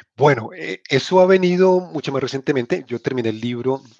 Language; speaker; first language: Spanish; native; Spanish